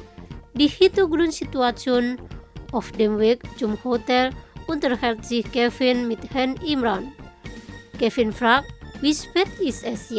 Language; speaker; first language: German; non-native, fluent; Indonesian